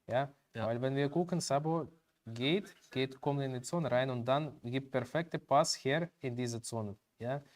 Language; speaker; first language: German; non-native, learner; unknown